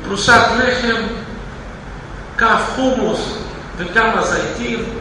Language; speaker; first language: Hebrew; non-native, fluent; Russian